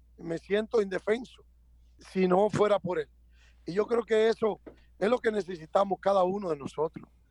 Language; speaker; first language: Spanish; native; Spanish